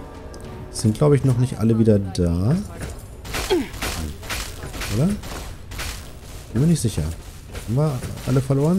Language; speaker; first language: German; native; German